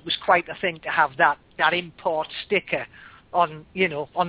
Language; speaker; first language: English; native; English